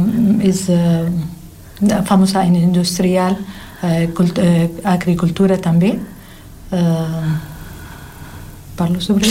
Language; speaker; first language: Catalan; non-native, learner; Arabic